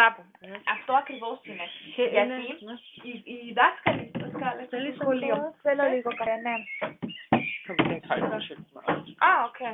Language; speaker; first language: Greek; non-native, learner; German